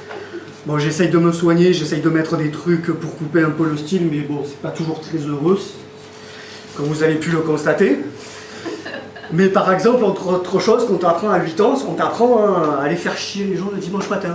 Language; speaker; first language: French; native; French